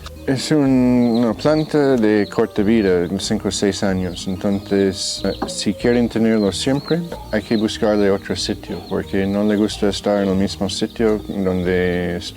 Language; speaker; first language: Spanish; non-native, fluent; English